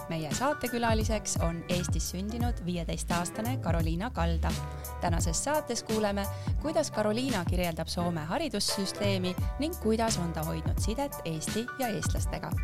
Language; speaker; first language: Estonian; native; Estonian